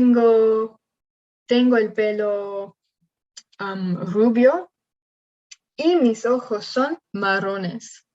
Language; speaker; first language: Spanish; non-native, learner; English